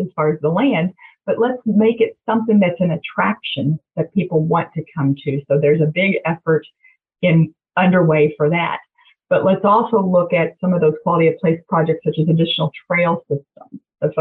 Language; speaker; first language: English; native; English